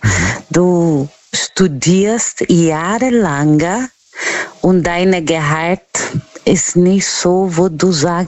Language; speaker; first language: German; non-native, learner; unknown